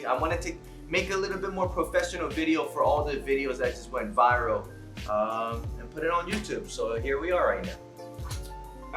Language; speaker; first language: English; native; English